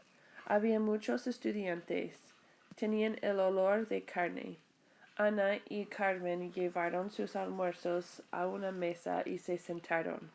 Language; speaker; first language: Spanish; non-native, fluent; English